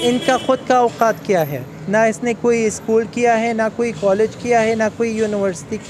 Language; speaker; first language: Hindi; non-native, learner; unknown